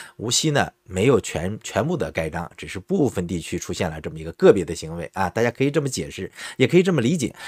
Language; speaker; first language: Chinese; native; Chinese